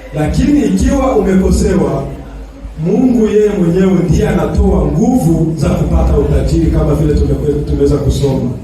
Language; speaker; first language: Swahili; non-native, local second language; Kinyarwanda